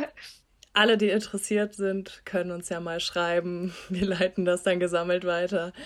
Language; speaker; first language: German; native; German